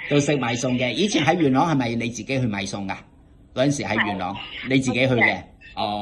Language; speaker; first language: Cantonese; native; Cantonese